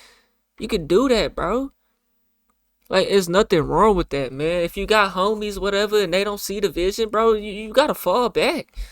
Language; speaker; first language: English; native; English